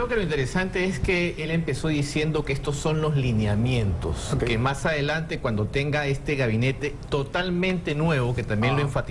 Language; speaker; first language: Spanish; native; Spanish